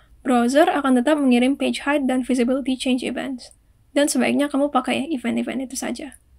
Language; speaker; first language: Indonesian; native; Indonesian